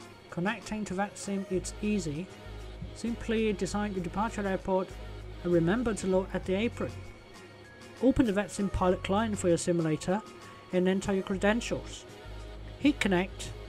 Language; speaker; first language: English; non-native, local second language; Cantonese